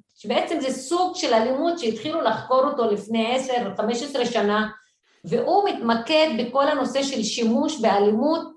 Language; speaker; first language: Hebrew; non-native, local second language; Arabic